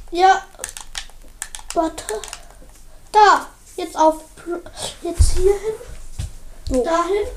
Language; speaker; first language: German; native; German